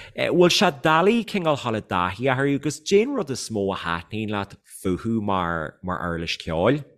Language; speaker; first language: Irish; native; Irish